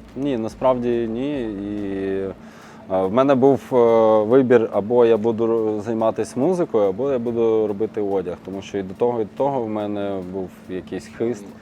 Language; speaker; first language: Ukrainian; native; Ukrainian